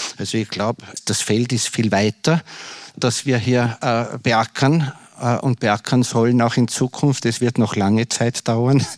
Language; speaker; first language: German; native; German